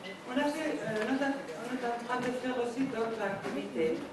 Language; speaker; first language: French; non-native, fluent; Spanish